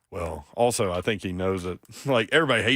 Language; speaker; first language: English; native; English